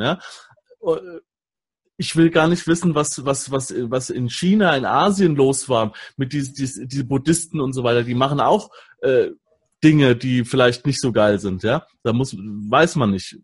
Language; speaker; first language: German; native; German